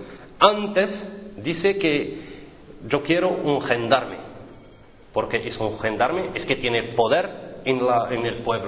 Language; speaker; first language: Spanish; non-native, fluent; Arabic